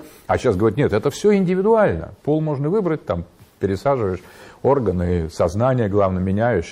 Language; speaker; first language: Russian; native; Russian